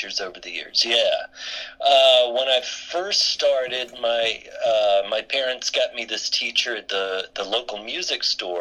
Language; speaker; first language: English; native; English